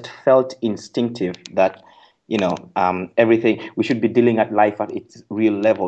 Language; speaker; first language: English; non-native, local second language; Kikuyu